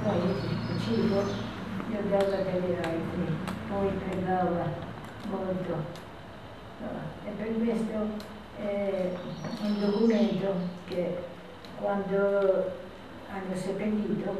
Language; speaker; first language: Italian; non-native, learner; Albanian